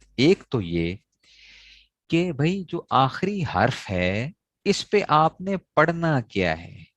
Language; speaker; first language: Urdu; non-native, local second language; Pashto